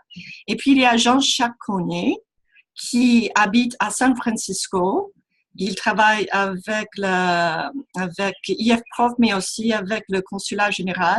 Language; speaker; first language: French; non-native, fluent; English